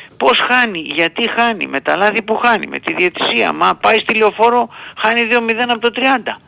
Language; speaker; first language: Greek; native; Greek